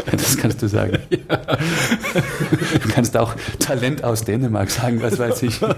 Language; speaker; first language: German; non-native, learner; Danish